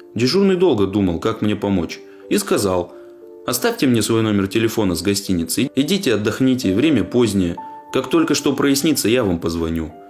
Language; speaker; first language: Russian; non-native, local second language; Ingush